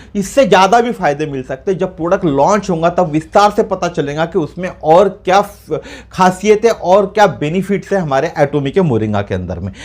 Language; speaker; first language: Hindi; non-native, local second language; Marathi